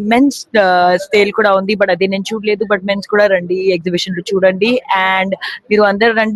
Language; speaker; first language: Telugu; non-native, learner; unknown